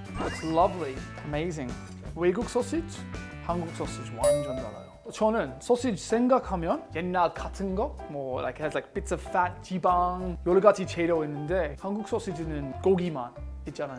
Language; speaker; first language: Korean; non-native, learner; English